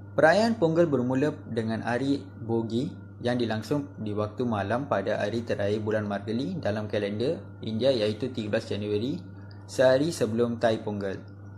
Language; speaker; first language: Malay; non-native, local second language; Tamil